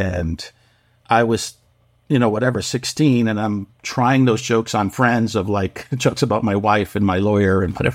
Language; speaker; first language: English; native; English